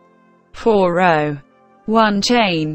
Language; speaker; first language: English; non-native, learner; Spanish